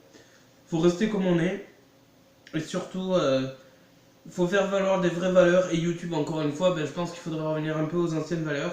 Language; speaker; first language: French; native; French